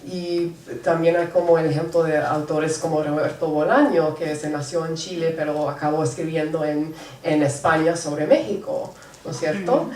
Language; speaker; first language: Spanish; non-native, local second language; English